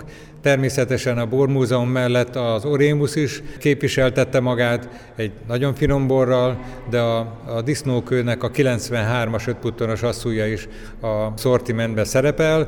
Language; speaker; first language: Hungarian; native; Hungarian